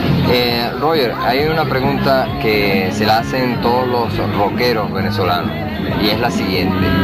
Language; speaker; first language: Spanish; native; Spanish